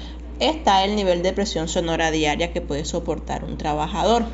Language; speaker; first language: Spanish; native; Spanish